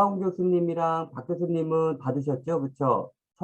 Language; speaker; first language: Korean; native; Korean